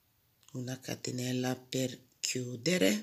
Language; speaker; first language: Italian; non-native, fluent; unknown